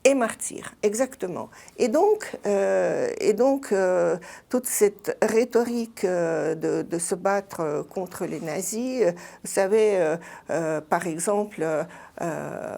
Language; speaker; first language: French; non-native, fluent; Russian